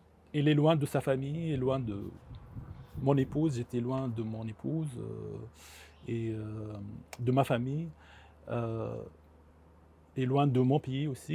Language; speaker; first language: French; non-native, local second language; Arabic